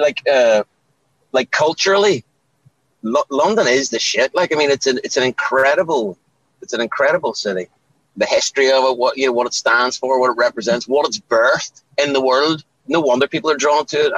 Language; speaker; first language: English; native; English